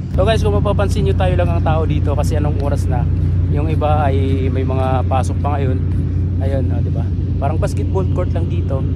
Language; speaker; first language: Filipino; non-native, local second language; Waray